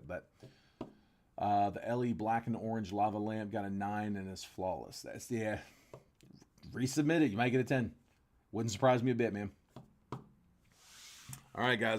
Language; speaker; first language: English; native; English